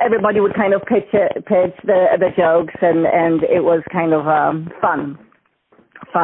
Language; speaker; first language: English; non-native, fluent; Polish